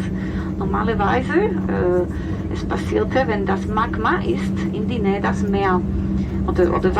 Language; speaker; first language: German; non-native, fluent; Spanish